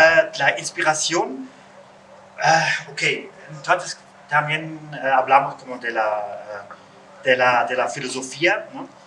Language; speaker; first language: Spanish; non-native, learner; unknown